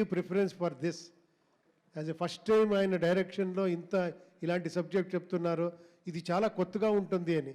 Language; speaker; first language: Telugu; non-native, local second language; Kannada